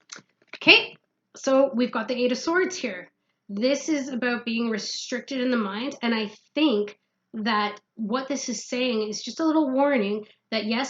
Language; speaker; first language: English; native; English